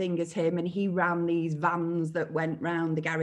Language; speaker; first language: English; native; English